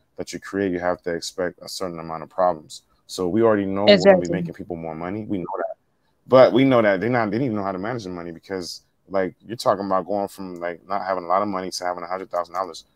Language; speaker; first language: English; native; English